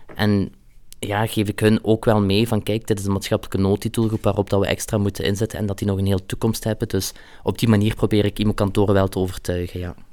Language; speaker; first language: Dutch; native; Dutch